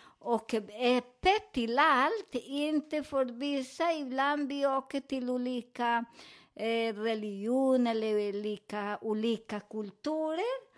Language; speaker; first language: Swedish; non-native, fluent; Spanish